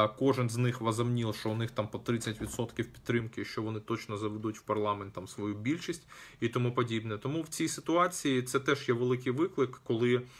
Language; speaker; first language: Ukrainian; non-native, local second language; Russian